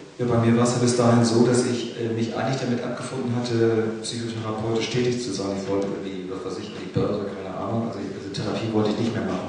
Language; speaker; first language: German; native; German